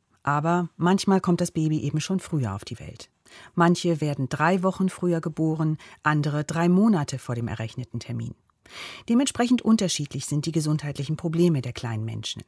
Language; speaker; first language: German; native; German